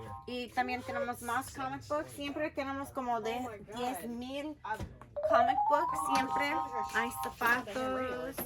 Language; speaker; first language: Spanish; early bilingual, heritage; Spanish